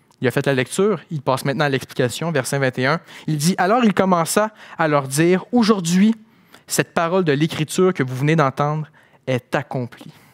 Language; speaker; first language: French; native; French